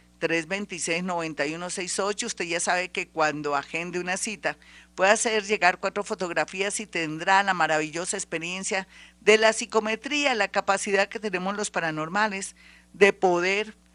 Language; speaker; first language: Spanish; native; Spanish